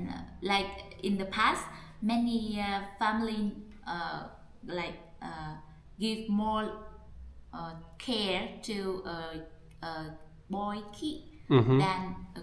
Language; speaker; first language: English; non-native, learner; Vietnamese